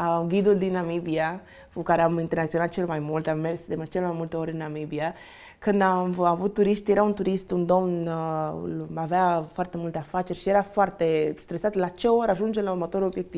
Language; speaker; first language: Romanian; non-native, fluent; Spanish